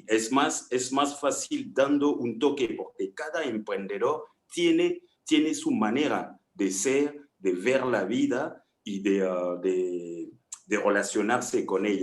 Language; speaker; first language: Spanish; non-native, fluent; French